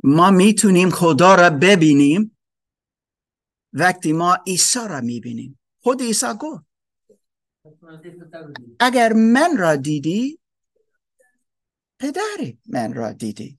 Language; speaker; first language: Persian; non-native, learner; English